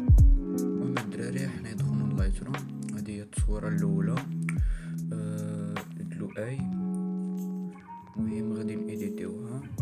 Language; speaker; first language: Arabic; native; Arabic